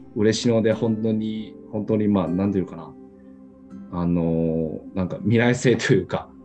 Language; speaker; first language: Japanese; non-native, fluent; Chinese